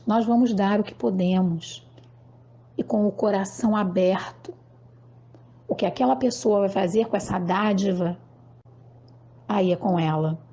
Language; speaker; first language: Portuguese; native; Portuguese